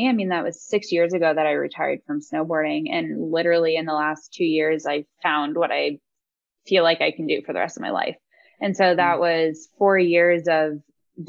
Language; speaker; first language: English; native; English